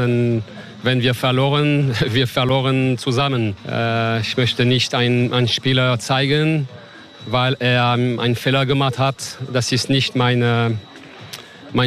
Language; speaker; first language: German; non-native, learner; French